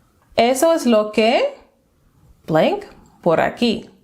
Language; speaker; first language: Spanish; non-native, fluent; English